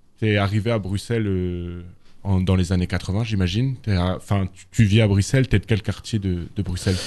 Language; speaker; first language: French; native; French